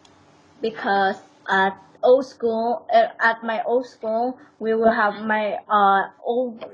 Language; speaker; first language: English; non-native, learner; Vietnamese